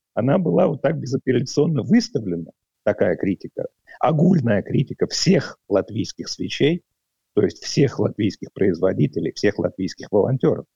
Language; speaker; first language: Russian; native; Russian